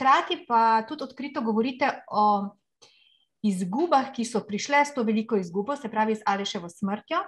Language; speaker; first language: Slovenian; native; Slovenian